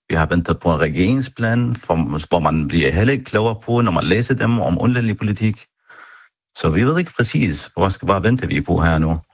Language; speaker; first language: Danish; non-native, fluent; Arabic